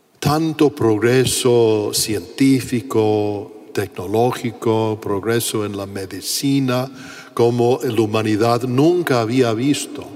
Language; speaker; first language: Spanish; non-native, fluent; English